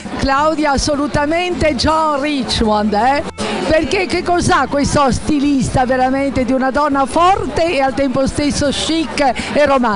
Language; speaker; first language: Italian; native; Italian